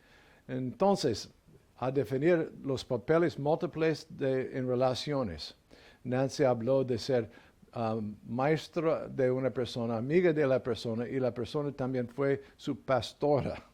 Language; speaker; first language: Spanish; non-native, fluent; English